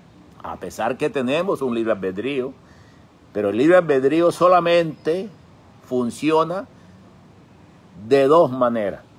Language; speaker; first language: Spanish; native; Spanish